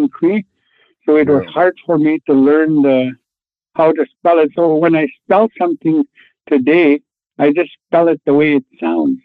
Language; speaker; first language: English; non-native, fluent; Cree